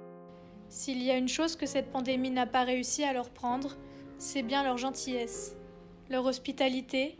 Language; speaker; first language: French; native; French